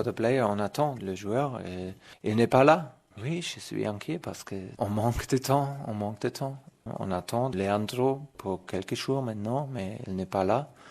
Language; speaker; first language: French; non-native, fluent; German